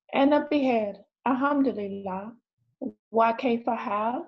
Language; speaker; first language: Arabic; non-native, learner; English